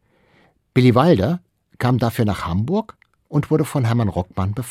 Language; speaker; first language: German; native; German